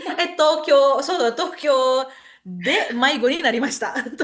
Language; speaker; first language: Japanese; non-native, fluent; Indonesian